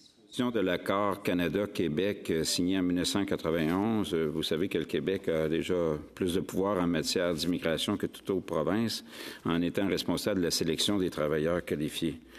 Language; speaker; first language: French; native; French